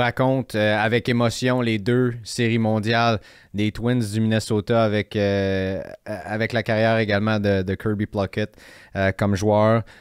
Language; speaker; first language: French; native; French